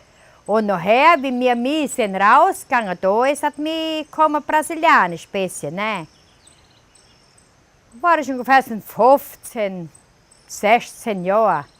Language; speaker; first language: German; early bilingual, heritage; German